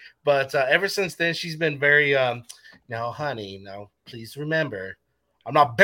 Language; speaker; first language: English; native; English